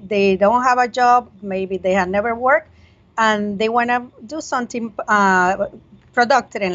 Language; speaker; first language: English; non-native, fluent; Spanish